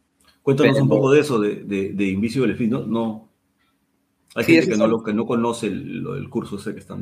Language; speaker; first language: Spanish; native; Spanish